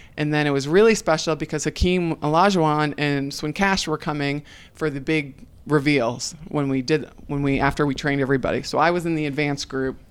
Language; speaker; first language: English; native; English